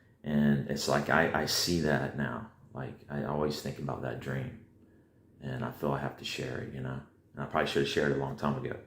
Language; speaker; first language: English; native; English